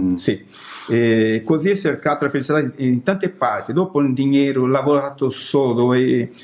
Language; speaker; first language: Italian; non-native, learner; Portuguese